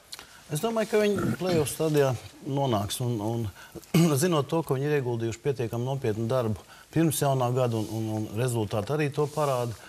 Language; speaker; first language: Latvian; native; Latvian